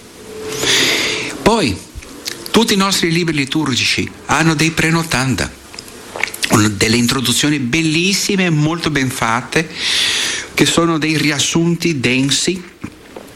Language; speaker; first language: Italian; non-native, fluent; Portuguese